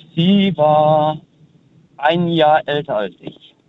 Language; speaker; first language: German; early bilingual, heritage; German